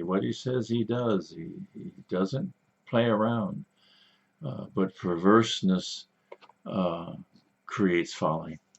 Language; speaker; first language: English; native; English